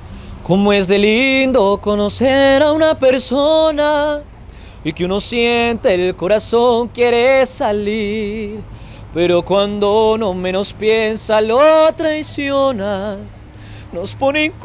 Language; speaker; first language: Spanish; native; Spanish